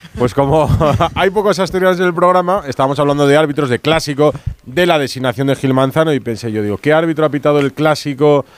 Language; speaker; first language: Spanish; native; Spanish